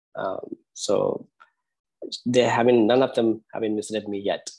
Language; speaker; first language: English; non-native, local second language; Tamil